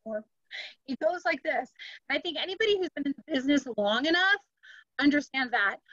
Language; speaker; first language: English; native; English